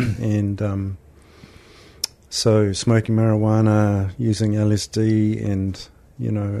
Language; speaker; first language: English; native; English